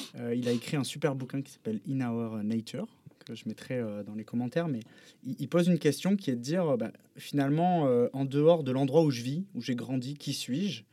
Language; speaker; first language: French; native; French